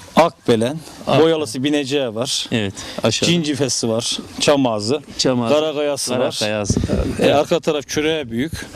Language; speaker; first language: Turkish; native; Turkish